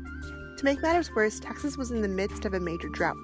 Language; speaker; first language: English; native; English